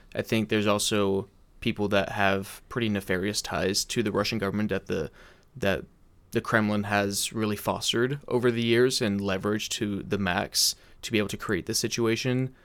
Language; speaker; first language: English; early bilingual, heritage; English